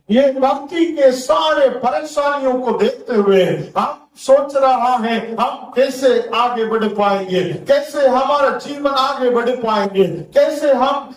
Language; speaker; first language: Hindi; non-native, local second language; Tamil